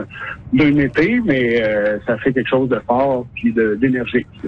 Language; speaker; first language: French; native; French